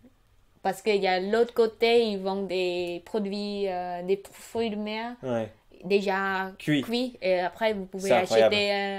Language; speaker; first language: French; non-native, learner; Khmer